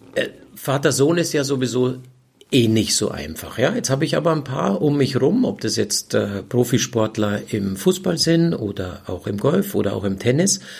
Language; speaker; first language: German; native; German